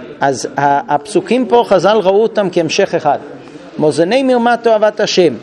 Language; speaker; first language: Hebrew; non-native, fluent; English